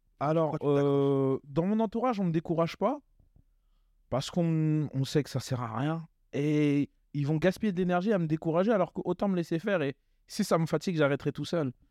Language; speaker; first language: French; native; French